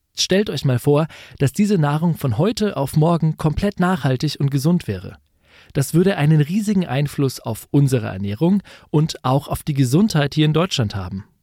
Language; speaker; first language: German; native; German